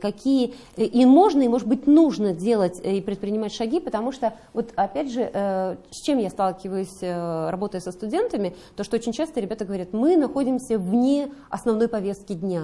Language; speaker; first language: Russian; native; Russian